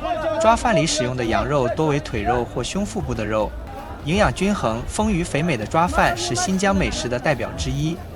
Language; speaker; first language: Chinese; native; Chinese